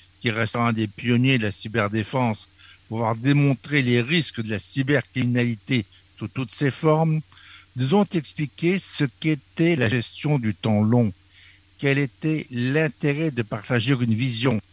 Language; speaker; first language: French; native; French